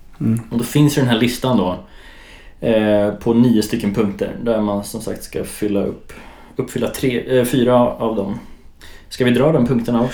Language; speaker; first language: Swedish; native; Swedish